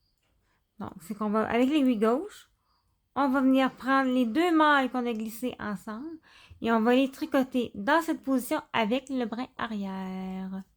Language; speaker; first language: French; native; French